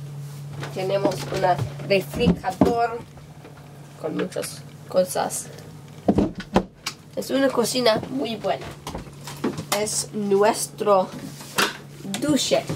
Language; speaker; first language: Spanish; non-native, learner; English